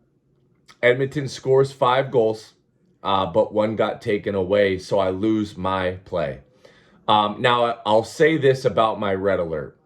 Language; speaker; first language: English; native; English